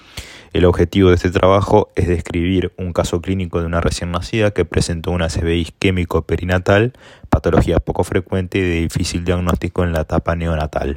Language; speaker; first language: Spanish; native; Spanish